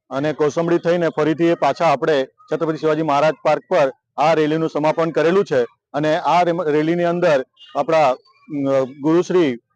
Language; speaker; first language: Gujarati; non-native, local second language; Marathi